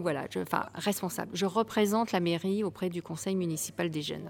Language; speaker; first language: French; native; French